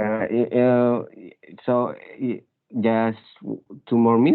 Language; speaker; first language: English; non-native, learner; Indonesian